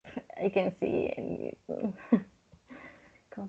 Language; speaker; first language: English; non-native, learner; Spanish